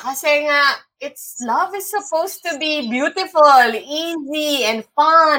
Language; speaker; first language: English; non-native, local second language; Filipino